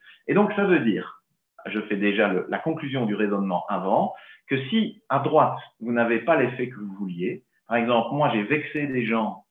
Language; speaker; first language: French; native; French